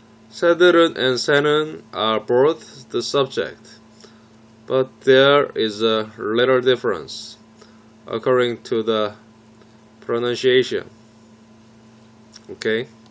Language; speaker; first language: English; non-native, fluent; Korean